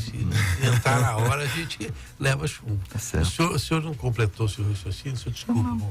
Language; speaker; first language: Portuguese; native; Portuguese